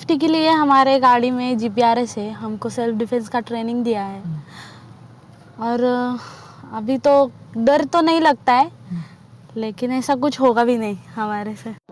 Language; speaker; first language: Hindi; non-native, local second language; Marathi